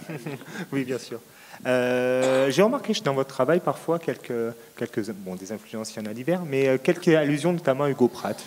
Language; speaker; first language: French; native; French